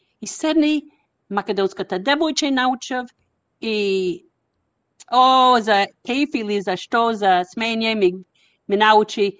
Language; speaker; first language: Macedonian; non-native, fluent; English